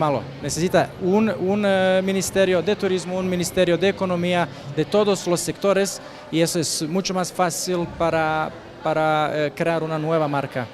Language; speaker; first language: Spanish; non-native, learner; Croatian